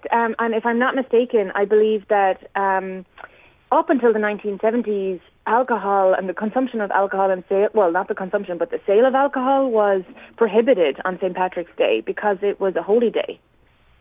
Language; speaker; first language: English; native; English